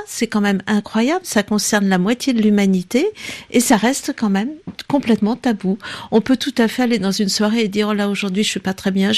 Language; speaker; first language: French; native; French